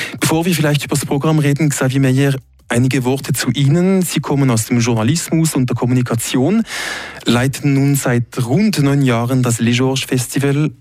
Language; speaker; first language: German; native; German